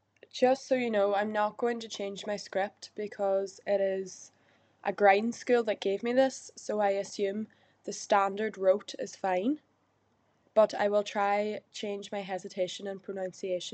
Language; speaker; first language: English; native; English